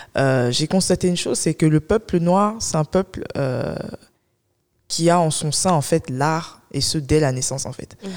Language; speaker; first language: French; native; French